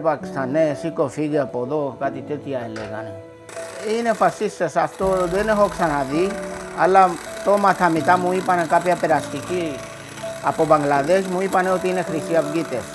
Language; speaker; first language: Greek; non-native, fluent; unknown